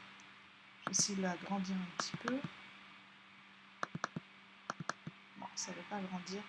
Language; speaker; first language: French; native; French